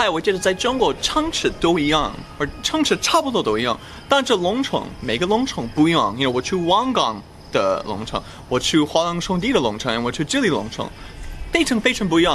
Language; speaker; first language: Chinese; non-native, fluent; English